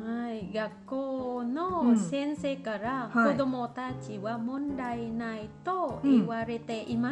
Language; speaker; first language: Japanese; non-native, learner; Vietnamese